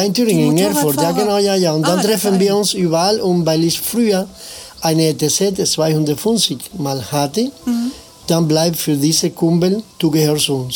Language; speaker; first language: German; non-native, fluent; Spanish